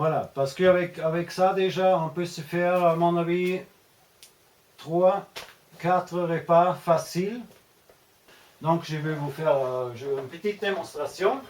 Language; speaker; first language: French; non-native, fluent; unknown